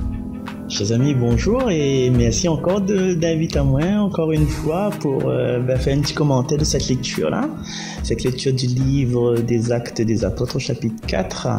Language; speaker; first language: French; non-native, learner; Réunion Creole French